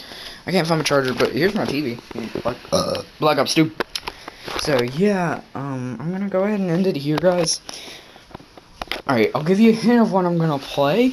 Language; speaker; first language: English; native; English